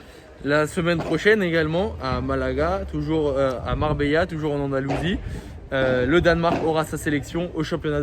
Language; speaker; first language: French; native; French